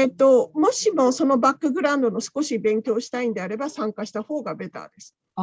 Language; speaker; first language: Japanese; native; Japanese